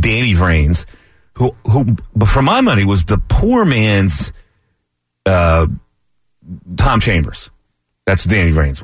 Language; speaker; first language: English; native; English